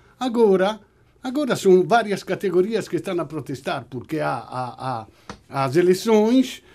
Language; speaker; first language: Portuguese; non-native, fluent; Italian